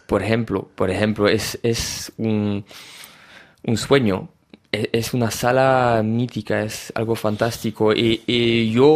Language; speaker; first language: Spanish; early bilingual, heritage; French